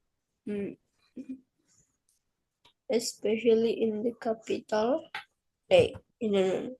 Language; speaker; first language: English; non-native, learner; Indonesian